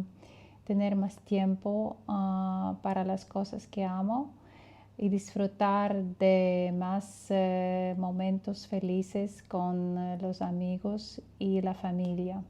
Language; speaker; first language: Spanish; non-native, learner; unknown